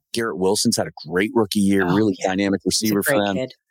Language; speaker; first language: English; native; English